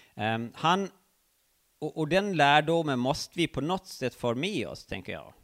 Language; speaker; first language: Swedish; native; Swedish